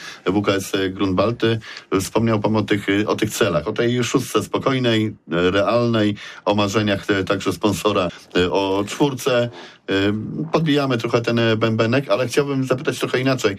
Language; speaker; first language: Polish; native; Polish